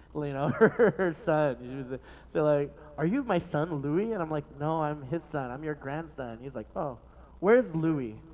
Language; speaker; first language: English; native; English